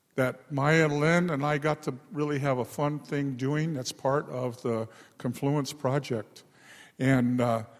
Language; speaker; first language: English; native; English